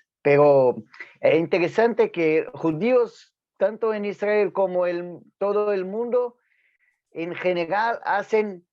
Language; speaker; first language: Spanish; non-native, fluent; Portuguese